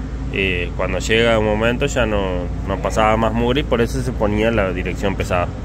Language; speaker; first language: Spanish; native; Spanish